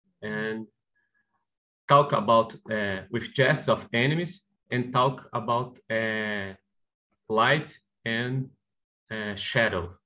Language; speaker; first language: English; non-native, learner; Portuguese